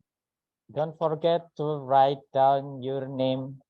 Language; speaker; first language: English; non-native, fluent; Indonesian